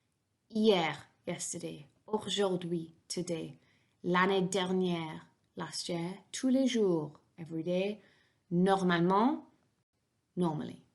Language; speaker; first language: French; non-native, fluent; English